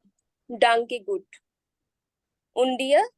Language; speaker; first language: German; non-native, learner; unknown